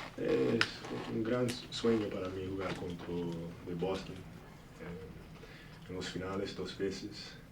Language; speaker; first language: Spanish; early bilingual, heritage; English